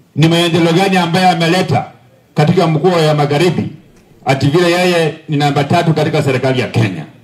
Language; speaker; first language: Swahili; non-native, local second language; Luyia